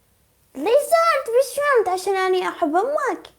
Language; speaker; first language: Arabic; non-native, learner; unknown